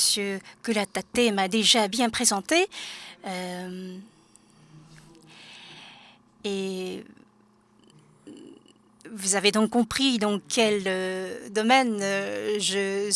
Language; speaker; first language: French; non-native, fluent; Japanese